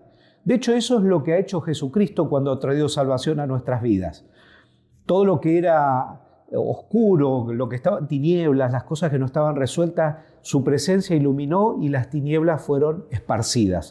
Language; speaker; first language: Spanish; native; Spanish